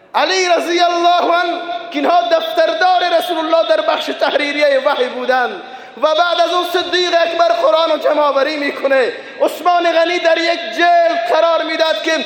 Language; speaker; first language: Persian; non-native, local second language; Baluchi